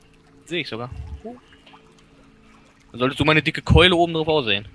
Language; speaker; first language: German; native; German